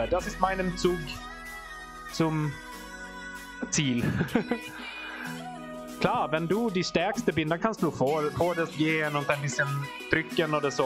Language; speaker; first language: German; non-native, fluent; Swedish